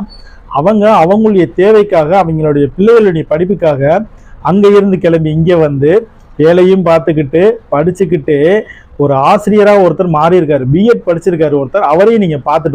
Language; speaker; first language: Tamil; native; Tamil